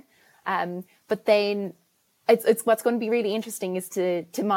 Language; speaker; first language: English; native; English